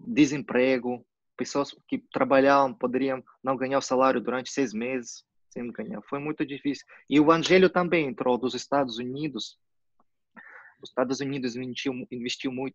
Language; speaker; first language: Portuguese; non-native, fluent; Russian